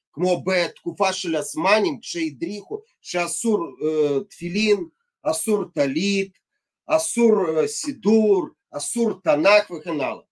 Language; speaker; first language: Hebrew; non-native, fluent; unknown